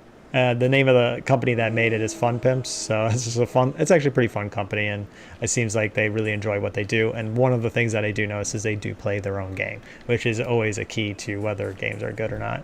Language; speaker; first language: English; native; English